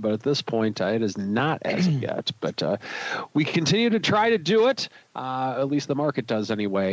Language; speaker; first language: English; native; English